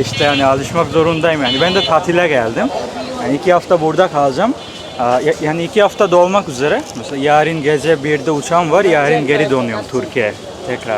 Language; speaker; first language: Turkish; non-native, fluent; Bangla